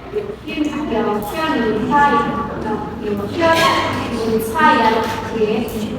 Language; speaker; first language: Chinese; non-native, learner; Indonesian